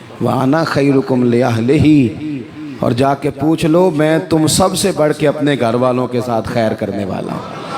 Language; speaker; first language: Urdu; non-native, local second language; Punjabi